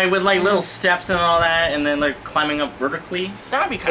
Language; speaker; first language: English; native; English